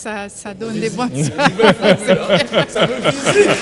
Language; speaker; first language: French; non-native, learner; Dutch